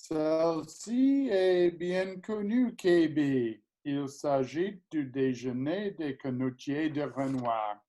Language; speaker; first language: French; non-native, learner; English